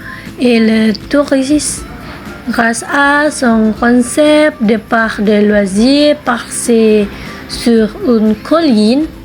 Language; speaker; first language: French; non-native, learner; Indonesian